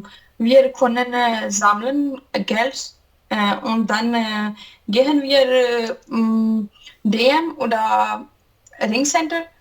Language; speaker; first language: German; non-native, learner; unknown